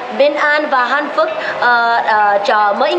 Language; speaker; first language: Vietnamese; non-native, learner; English